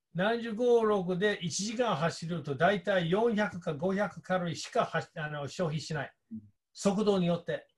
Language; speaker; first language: Japanese; non-native, fluent; English